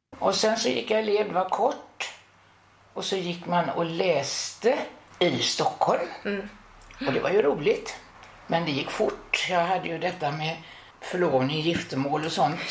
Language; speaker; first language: Swedish; native; Swedish